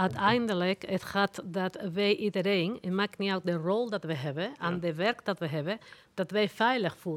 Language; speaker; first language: Dutch; non-native, learner; Spanish